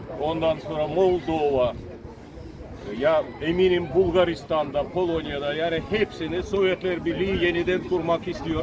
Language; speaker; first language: Turkish; non-native, fluent; Ukrainian